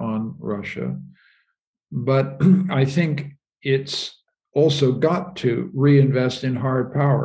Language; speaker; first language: English; native; English